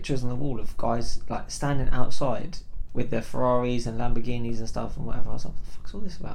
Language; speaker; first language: English; native; English